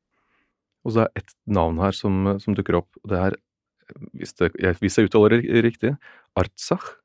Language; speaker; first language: Norwegian; native; Norwegian